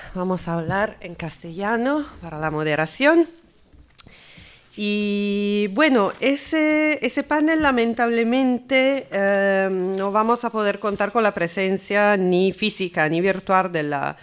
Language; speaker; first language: Spanish; non-native, fluent; Italian